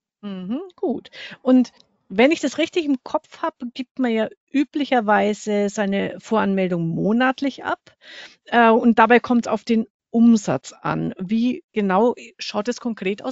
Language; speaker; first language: German; native; German